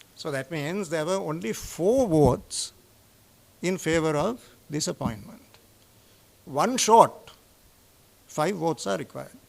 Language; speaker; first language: English; non-native, local second language; Sinhala